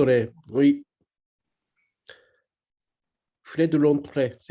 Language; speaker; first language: French; non-native, learner; Japanese